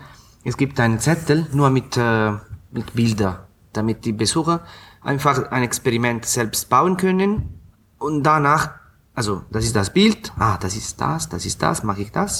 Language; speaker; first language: German; non-native, fluent; Italian